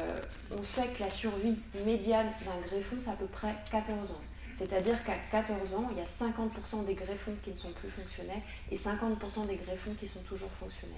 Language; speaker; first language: French; native; French